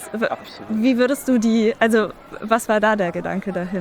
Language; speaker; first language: German; native; German